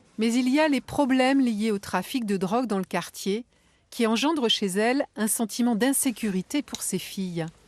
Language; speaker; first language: French; native; French